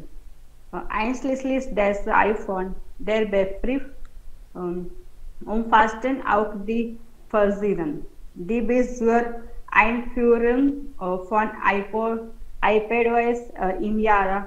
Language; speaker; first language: German; non-native, learner; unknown